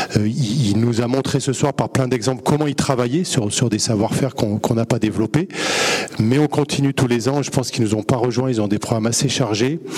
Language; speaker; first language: French; native; French